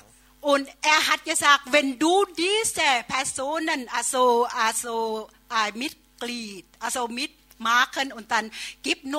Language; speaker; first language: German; non-native, learner; Thai